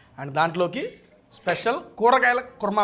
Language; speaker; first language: Telugu; native; Telugu